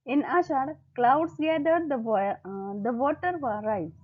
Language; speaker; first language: English; non-native, local second language; Marathi